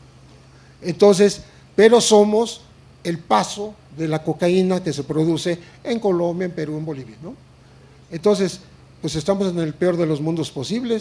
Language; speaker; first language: Spanish; native; Spanish